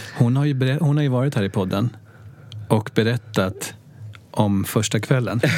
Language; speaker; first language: Swedish; native; Swedish